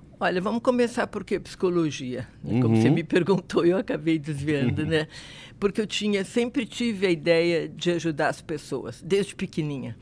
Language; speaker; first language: Portuguese; native; Portuguese